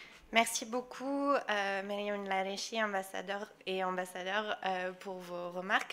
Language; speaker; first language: French; non-native, fluent; English